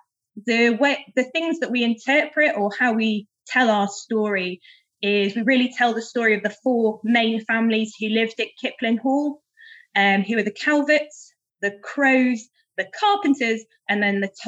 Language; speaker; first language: English; native; English